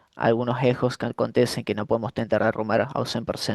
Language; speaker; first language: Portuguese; non-native, fluent; Spanish